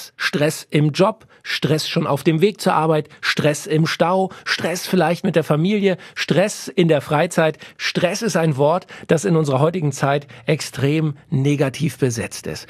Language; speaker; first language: German; native; German